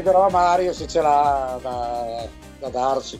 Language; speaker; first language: Italian; native; Italian